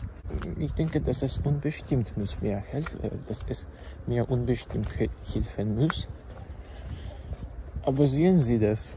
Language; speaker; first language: German; non-native, learner; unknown